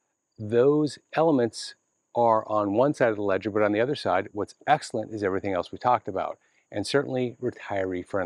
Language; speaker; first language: English; native; English